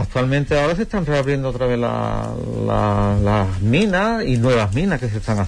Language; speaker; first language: Spanish; native; Spanish